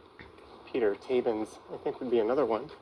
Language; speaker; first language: English; native; English